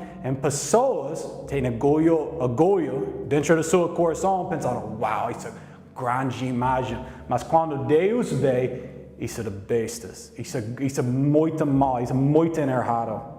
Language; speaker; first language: Portuguese; non-native, learner; English